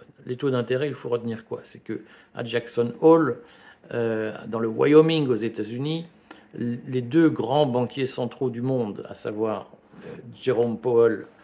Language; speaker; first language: French; native; French